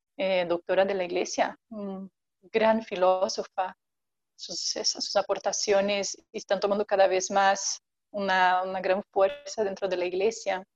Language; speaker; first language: Spanish; non-native, fluent; Portuguese